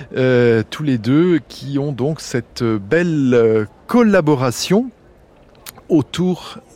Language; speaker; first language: French; native; French